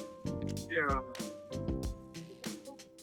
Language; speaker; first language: English; non-native, local second language; Chinese